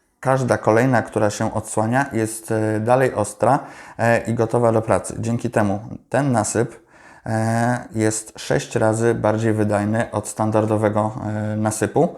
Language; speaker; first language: Polish; native; Polish